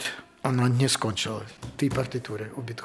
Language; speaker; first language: Polish; non-native, learner; Ukrainian